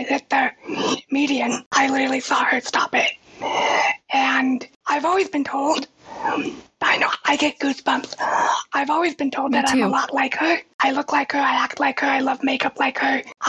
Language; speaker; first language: English; native; English